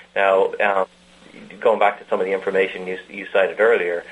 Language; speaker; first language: English; native; English